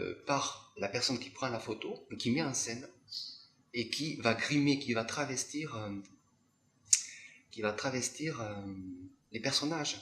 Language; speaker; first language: French; native; French